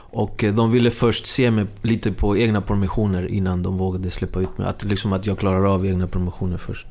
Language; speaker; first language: Swedish; early bilingual, other home language; Spanish